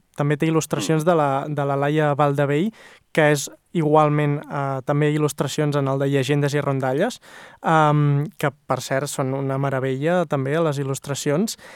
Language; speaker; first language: Catalan; native; Catalan